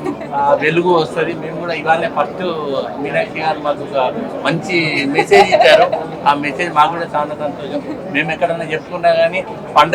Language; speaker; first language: Telugu; native; Telugu